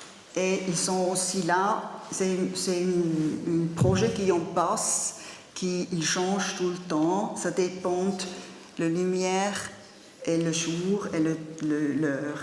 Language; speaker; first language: French; non-native, learner; German